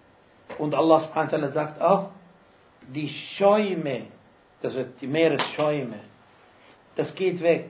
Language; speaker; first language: German; non-native, fluent; Arabic